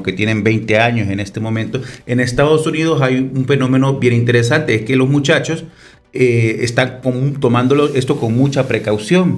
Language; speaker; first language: Spanish; native; Spanish